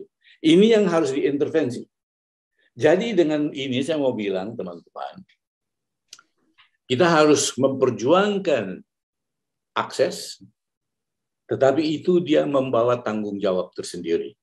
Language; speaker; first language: Malay; native; Malay